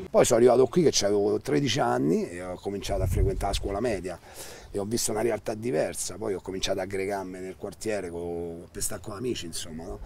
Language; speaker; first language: Italian; native; Italian